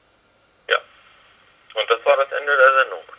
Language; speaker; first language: German; native; German